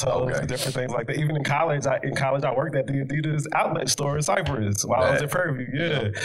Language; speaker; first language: English; native; English